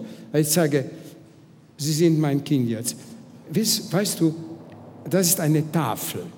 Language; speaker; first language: German; non-native, fluent; Hungarian